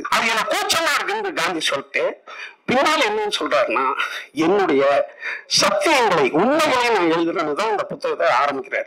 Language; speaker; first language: Tamil; native; Tamil